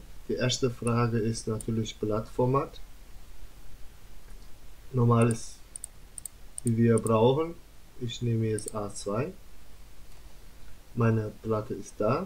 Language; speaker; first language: German; non-native, learner; Turkish